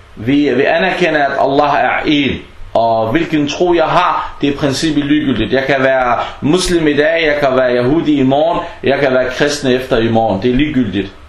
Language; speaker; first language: Danish; non-native, fluent; Arabic